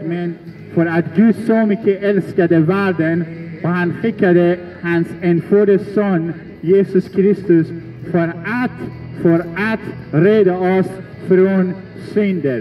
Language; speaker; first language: Swedish; non-native, learner; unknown